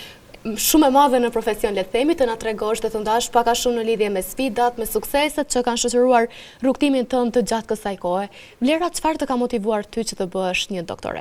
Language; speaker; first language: Albanian; native; Albanian